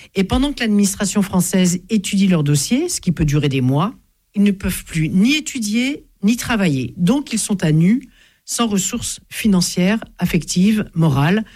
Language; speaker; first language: French; native; French